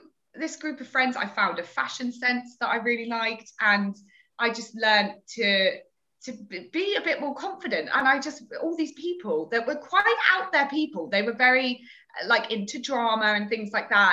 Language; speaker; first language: English; native; English